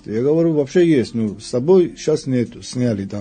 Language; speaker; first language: Russian; non-native, fluent; Georgian